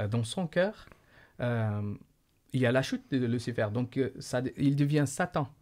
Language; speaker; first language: French; non-native, fluent; Portuguese